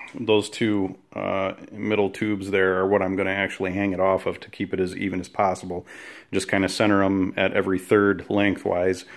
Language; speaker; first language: English; native; English